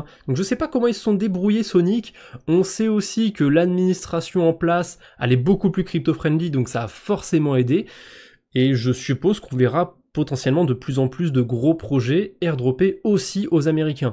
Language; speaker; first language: French; native; French